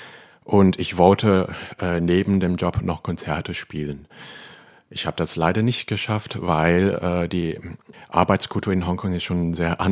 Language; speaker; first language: German; non-native, fluent; Cantonese